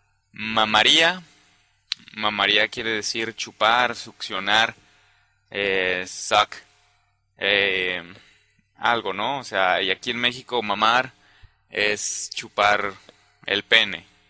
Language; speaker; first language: Spanish; native; Spanish